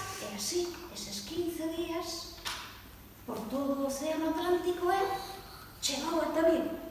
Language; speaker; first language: Galician; early bilingual, other home language; Spanish